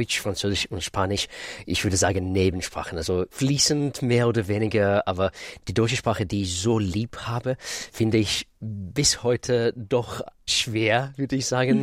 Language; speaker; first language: German; non-native, fluent; Russian